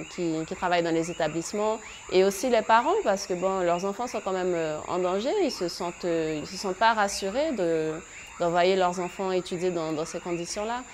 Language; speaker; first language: French; native; French